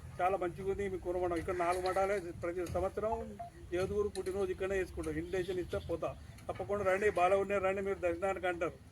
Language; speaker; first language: Telugu; native; Telugu